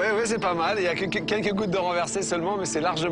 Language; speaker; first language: French; native; French